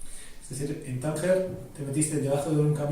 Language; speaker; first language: Spanish; native; Spanish